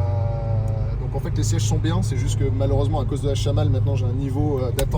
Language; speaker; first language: French; native; French